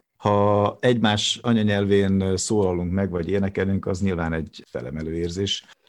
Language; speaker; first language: Hungarian; native; Hungarian